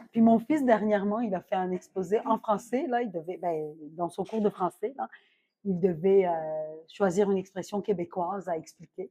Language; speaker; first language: French; non-native, fluent; Arabic